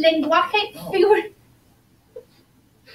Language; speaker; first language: Spanish; non-native, fluent; English